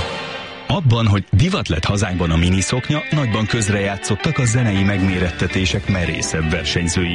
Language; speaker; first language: Hungarian; native; Hungarian